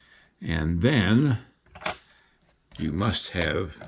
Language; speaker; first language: English; native; English